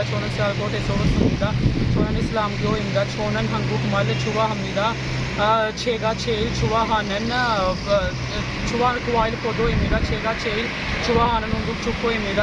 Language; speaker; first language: Korean; non-native, learner; Punjabi